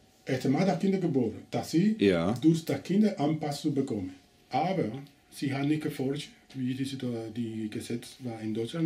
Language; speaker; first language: German; non-native, learner; Spanish